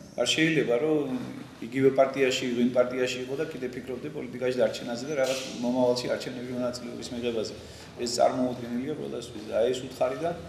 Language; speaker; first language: Georgian; native; Georgian